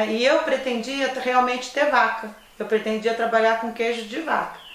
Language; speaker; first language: Portuguese; native; Portuguese